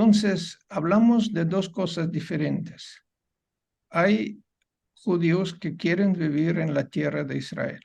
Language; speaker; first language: Spanish; non-native, fluent; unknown